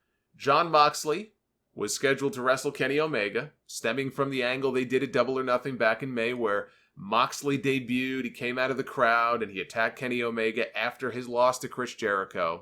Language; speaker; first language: English; native; English